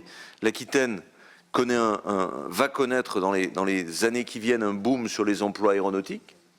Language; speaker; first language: French; native; French